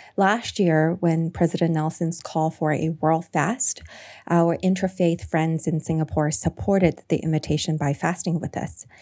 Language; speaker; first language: English; non-native, local second language; Cantonese